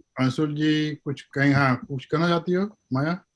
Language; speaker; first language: Hindi; native; Hindi